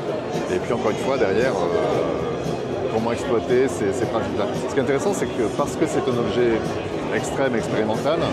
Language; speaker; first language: French; native; French